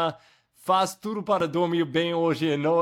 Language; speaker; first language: Portuguese; non-native, fluent; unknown